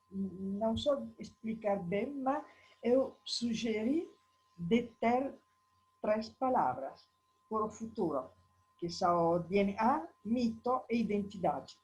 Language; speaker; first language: Portuguese; non-native, learner; Italian